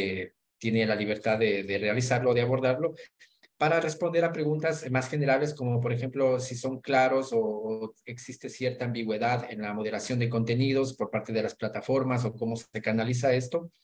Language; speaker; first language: Spanish; native; Spanish